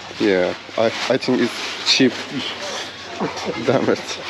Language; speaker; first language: English; non-native, learner; Turkish